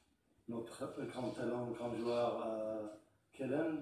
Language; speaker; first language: French; non-native, learner; Arabic